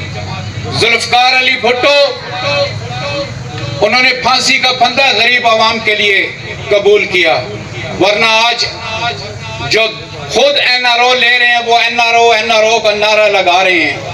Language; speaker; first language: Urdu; non-native, local second language; Punjabi